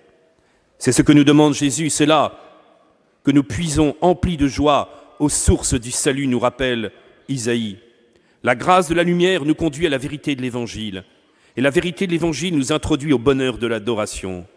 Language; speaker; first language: French; native; French